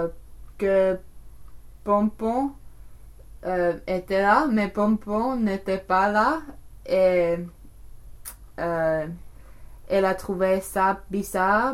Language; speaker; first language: French; non-native, learner; English